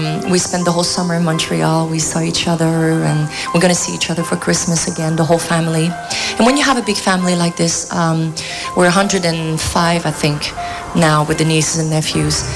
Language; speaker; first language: English; non-native, fluent; French